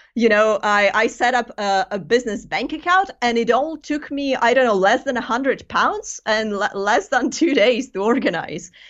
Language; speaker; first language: English; non-native, fluent; Greek